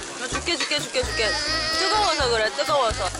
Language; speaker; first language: Korean; native; Korean